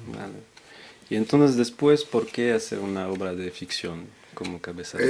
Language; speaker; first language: Spanish; non-native, fluent; French